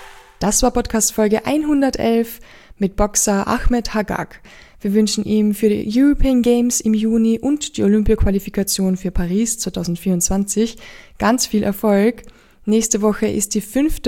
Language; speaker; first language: German; native; German